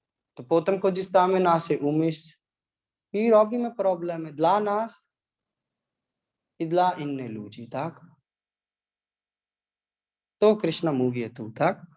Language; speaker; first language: Polish; non-native, learner; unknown